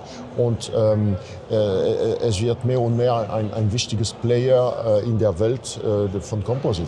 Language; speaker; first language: German; non-native, fluent; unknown